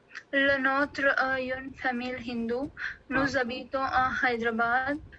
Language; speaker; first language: French; non-native, learner; Odia